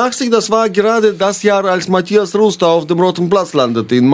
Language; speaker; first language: German; non-native, fluent; Russian